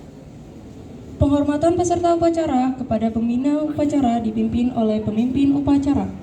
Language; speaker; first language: Indonesian; native; Indonesian